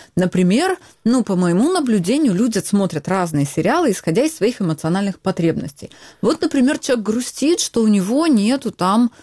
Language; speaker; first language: Russian; non-native, local second language; Ukrainian